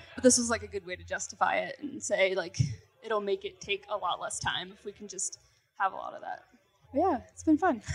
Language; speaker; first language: English; native; English